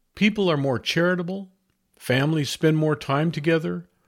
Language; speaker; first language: English; native; English